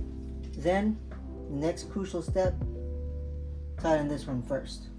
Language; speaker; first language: English; native; English